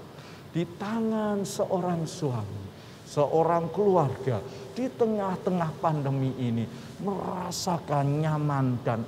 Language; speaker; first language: Indonesian; native; Indonesian